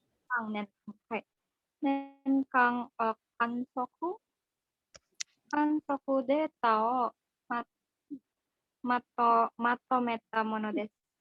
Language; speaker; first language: Japanese; non-native, learner; Indonesian